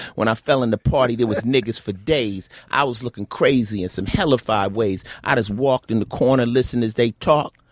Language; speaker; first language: English; native; English